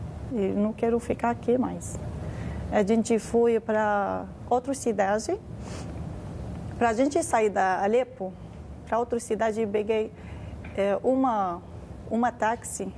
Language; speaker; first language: Portuguese; non-native, learner; Arabic